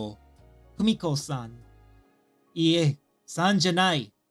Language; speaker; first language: Japanese; non-native, learner; English